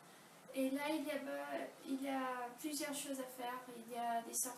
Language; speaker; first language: French; non-native, fluent; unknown